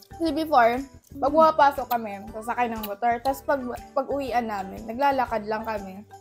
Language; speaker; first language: Filipino; non-native, local second language; Cebuano